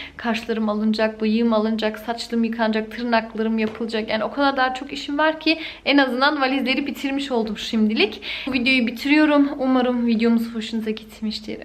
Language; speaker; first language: Turkish; early bilingual, heritage; Turkish